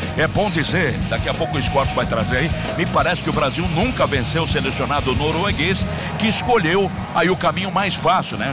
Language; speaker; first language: Portuguese; native; Portuguese